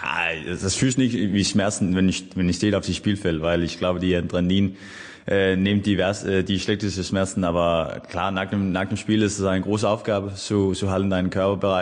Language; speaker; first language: German; non-native, fluent; Danish